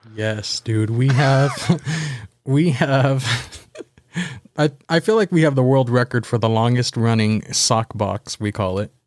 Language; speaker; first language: English; native; English